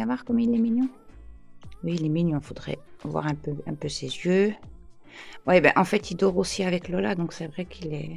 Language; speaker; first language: French; native; French